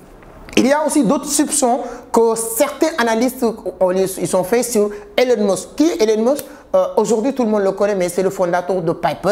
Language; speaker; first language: French; non-native, local second language; Wolof